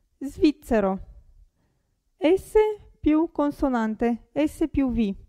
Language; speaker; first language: Italian; non-native, fluent; Romanian